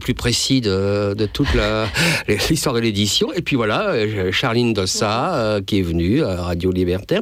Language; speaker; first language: French; native; French